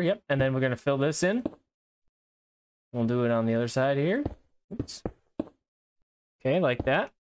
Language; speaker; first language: English; native; English